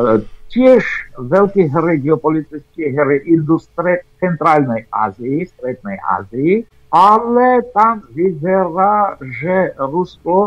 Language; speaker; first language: Slovak; non-native, fluent; Armenian